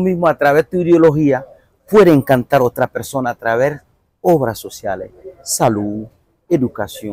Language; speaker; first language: Spanish; non-native, fluent; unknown